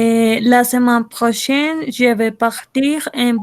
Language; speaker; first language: French; non-native, learner; Spanish